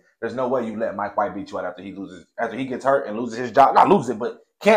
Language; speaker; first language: English; native; English